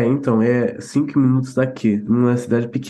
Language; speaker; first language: Portuguese; early bilingual, heritage; Portuguese